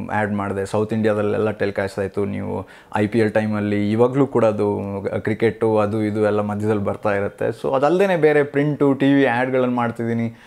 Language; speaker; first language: Kannada; native; Kannada